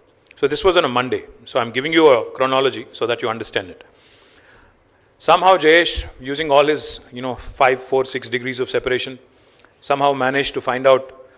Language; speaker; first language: English; non-native, local second language; Telugu